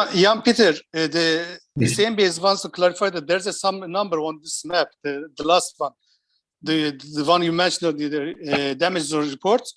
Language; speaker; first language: English; non-native, fluent; Turkish